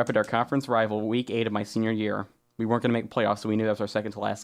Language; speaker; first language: English; native; English